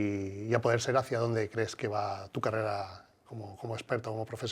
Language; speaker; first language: Spanish; native; Spanish